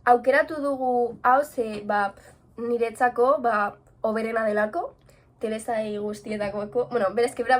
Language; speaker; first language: Basque; non-native, local second language; Spanish